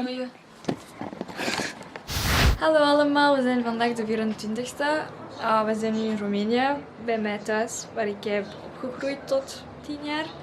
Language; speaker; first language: Dutch; early bilingual, other home language; Romanian